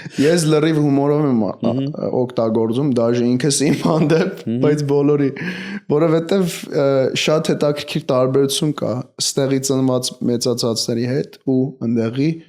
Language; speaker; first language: Armenian; early bilingual, heritage; Armenian